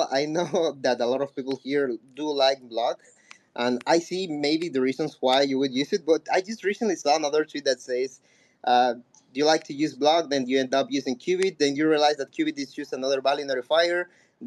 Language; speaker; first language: English; non-native, fluent; Spanish